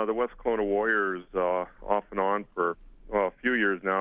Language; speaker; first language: English; native; English